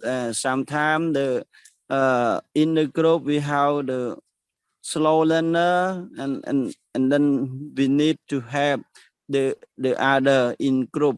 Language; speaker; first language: English; non-native, learner; Khmer